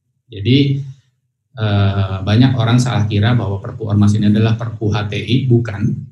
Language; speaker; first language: Indonesian; native; Indonesian